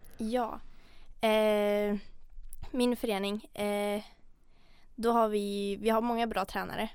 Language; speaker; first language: Swedish; native; Swedish